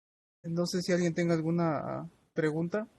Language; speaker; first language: Spanish; native; Spanish